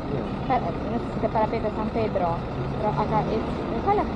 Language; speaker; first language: Spanish; non-native, learner; Russian